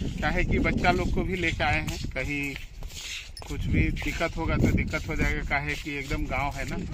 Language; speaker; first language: Hindi; native; Hindi